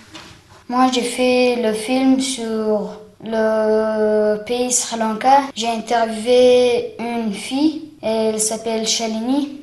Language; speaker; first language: French; non-native, learner; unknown